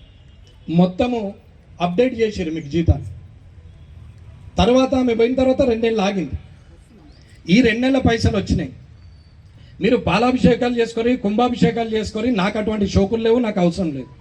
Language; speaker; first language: Telugu; native; Telugu